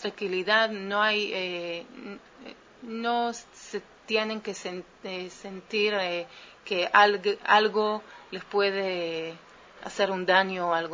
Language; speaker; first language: Spanish; early bilingual, heritage; Spanish